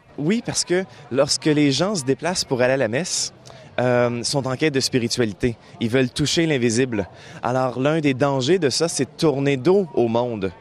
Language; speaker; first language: French; native; French